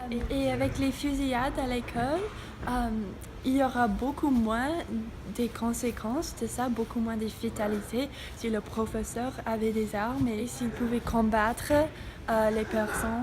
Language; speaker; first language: French; non-native, learner; English